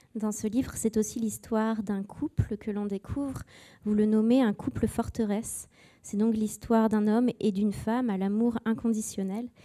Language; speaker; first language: French; native; French